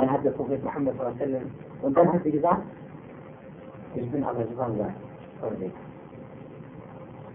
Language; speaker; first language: German; non-native, fluent; Arabic